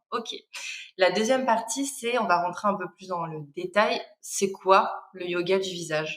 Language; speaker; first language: French; native; French